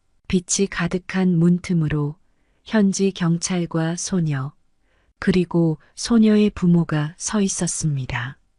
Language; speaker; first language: Korean; native; Korean